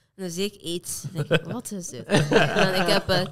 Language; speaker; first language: Dutch; non-native, fluent; Azerbaijani